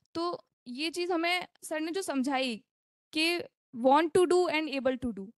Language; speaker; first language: Hindi; native; Hindi